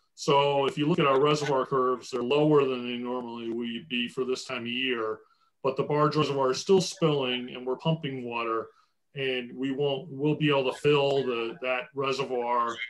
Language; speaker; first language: English; native; English